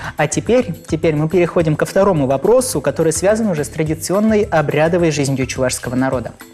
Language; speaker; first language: Russian; non-native, local second language; Chuvash